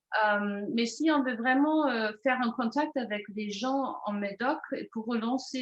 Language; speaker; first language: French; non-native, fluent; German